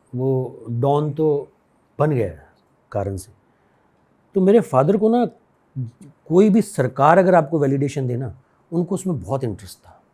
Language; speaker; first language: Hindi; native; Hindi